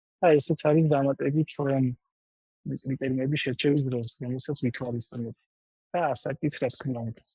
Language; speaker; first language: Georgian; non-native, local second language; Armenian